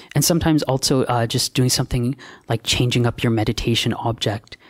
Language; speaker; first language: English; native; English